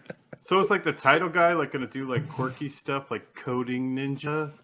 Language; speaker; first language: English; native; English